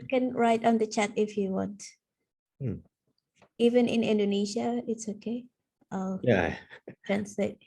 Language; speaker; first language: English; non-native, fluent; Indonesian